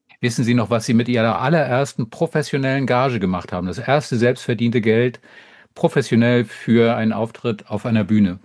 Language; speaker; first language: German; native; German